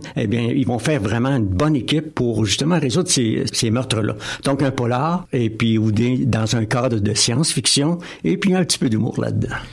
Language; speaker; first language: French; native; French